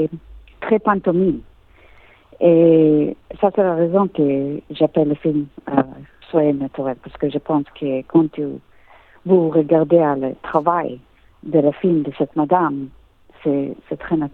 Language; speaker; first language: French; non-native, learner; English